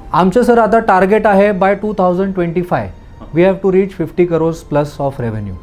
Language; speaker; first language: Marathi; non-native, local second language; Gujarati